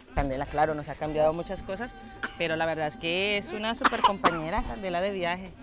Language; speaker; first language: Spanish; native; Spanish